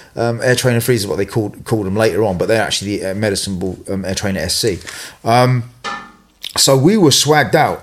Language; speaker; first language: English; native; English